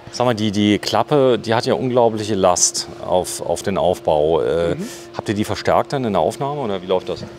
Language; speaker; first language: German; native; German